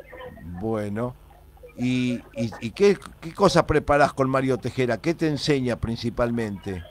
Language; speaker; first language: Spanish; native; Spanish